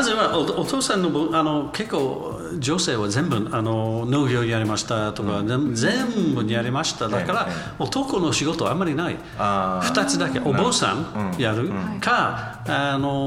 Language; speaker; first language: Japanese; non-native, learner; English